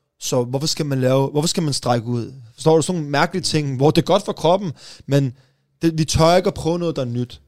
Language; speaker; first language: Danish; early bilingual, other home language; Persian